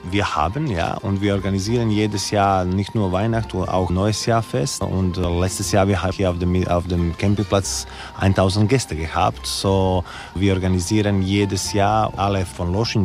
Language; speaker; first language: German; non-native, learner; Croatian